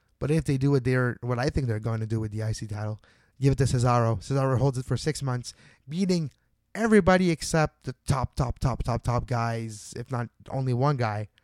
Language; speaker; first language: English; non-native, local second language; French